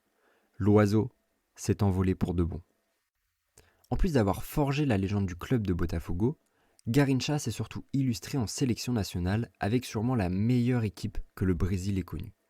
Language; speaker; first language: French; native; French